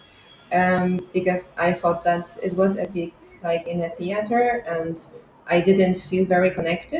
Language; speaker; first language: English; non-native, fluent; Polish